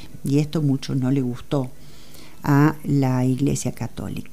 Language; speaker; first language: Spanish; native; Spanish